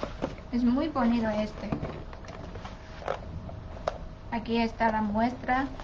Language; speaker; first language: Spanish; non-native, learner; Chinese